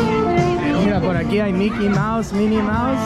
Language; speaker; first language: Spanish; non-native, fluent; English